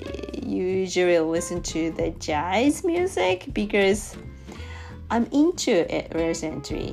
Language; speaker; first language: English; non-native, learner; Japanese